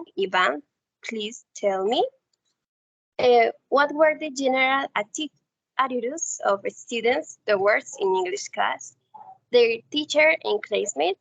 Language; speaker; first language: English; non-native, learner; Spanish